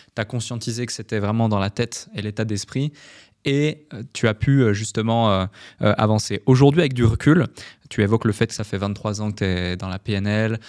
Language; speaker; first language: French; native; French